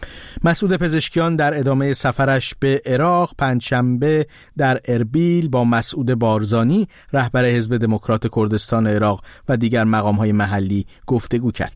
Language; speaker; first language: Persian; native; Persian